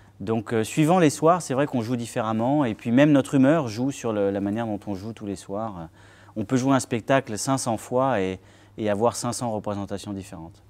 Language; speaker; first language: French; native; French